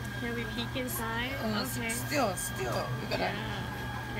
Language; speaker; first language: English; non-native, learner; Korean